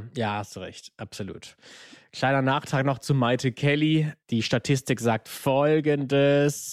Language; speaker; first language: German; native; German